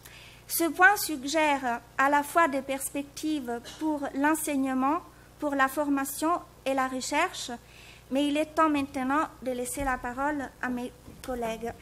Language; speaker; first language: French; native; French